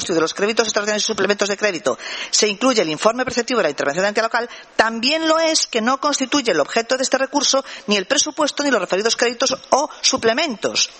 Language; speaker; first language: Spanish; non-native, local second language; Galician